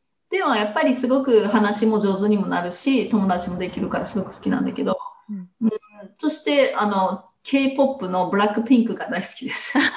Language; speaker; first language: Japanese; non-native, fluent; English